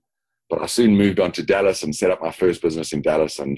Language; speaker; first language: English; native; English